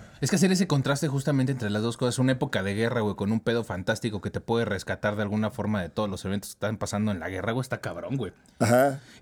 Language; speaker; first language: Spanish; native; Spanish